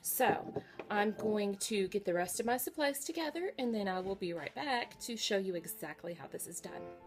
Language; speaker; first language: English; native; English